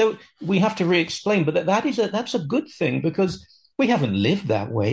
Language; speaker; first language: English; native; English